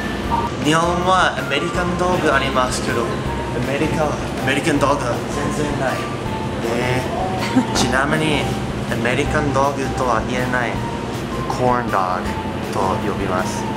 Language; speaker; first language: Japanese; non-native, learner; English